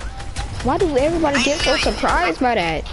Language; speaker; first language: English; native; English